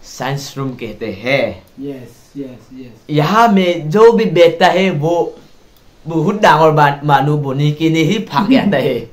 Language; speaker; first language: Hindi; non-native, local second language; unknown